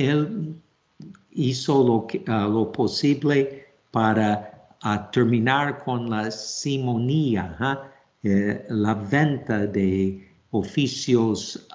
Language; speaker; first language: Spanish; non-native, fluent; English